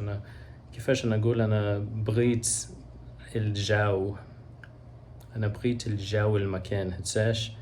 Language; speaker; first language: Arabic; non-native, learner; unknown